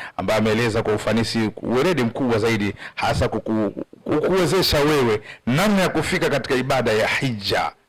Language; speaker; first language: Swahili; native; Swahili